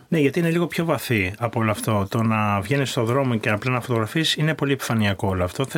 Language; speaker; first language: Greek; early bilingual, other home language; Albanian